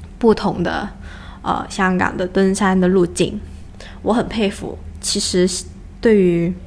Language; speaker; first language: Chinese; non-native, local second language; Cantonese